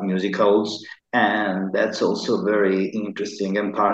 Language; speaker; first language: English; non-native, fluent; Italian